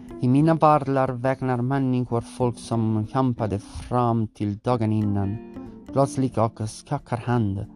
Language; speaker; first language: Swedish; non-native, learner; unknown